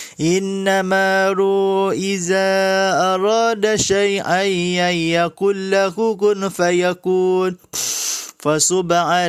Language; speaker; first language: Arabic; non-native, fluent; Malay